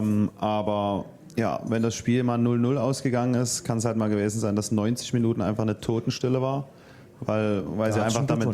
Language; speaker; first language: German; native; German